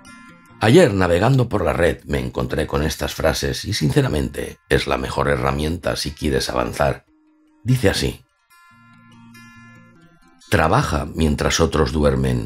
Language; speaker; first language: Spanish; native; Spanish